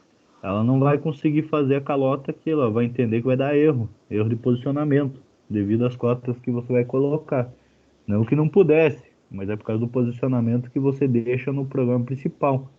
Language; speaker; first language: Portuguese; native; Portuguese